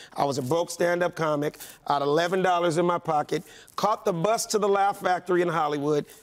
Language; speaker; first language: English; native; English